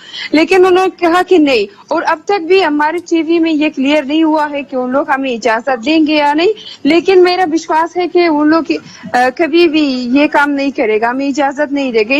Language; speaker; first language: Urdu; non-native, fluent; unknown